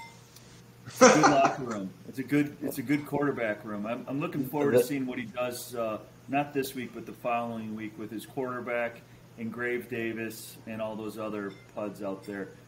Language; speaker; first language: English; native; English